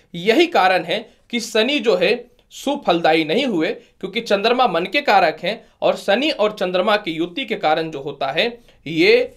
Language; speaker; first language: Hindi; native; Hindi